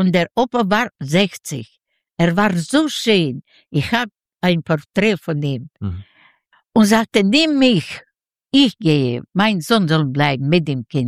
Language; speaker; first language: German; non-native, learner; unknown